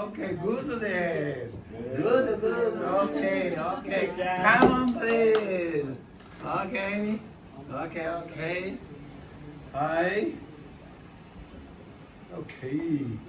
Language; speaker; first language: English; non-native, learner; Japanese